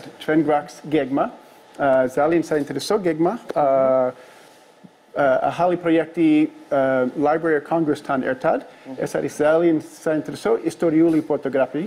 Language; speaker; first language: Georgian; non-native, learner; English